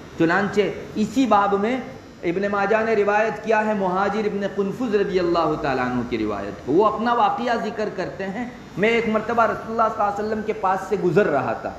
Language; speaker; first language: Urdu; non-native, local second language; Gujarati